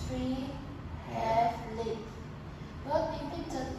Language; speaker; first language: English; non-native, learner; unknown